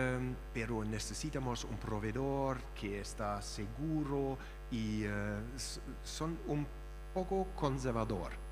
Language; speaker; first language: Spanish; non-native, fluent; German